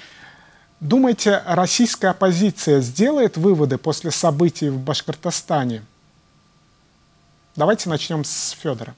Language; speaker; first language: Russian; native; Russian